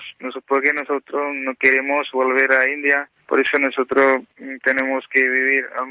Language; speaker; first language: Spanish; non-native, learner; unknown